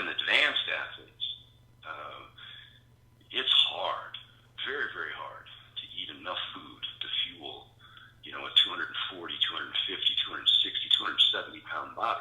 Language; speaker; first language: English; native; English